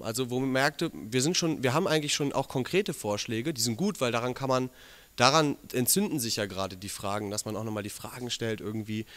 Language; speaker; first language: German; native; German